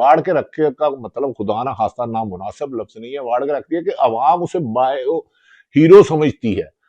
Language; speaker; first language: Urdu; non-native, local second language; Punjabi